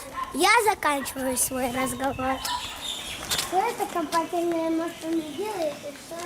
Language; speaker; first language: Russian; early bilingual, heritage; Russian